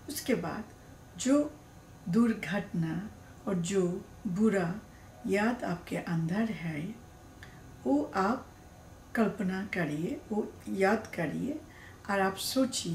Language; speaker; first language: Hindi; non-native, learner; Bangla